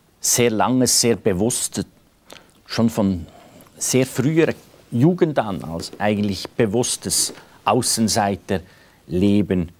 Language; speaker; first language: German; native; German